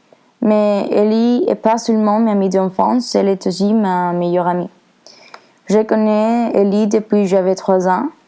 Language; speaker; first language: French; non-native, learner; Spanish